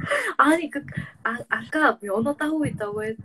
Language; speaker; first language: Korean; non-native, fluent; English